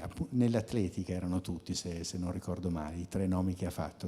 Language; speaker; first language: Italian; native; Italian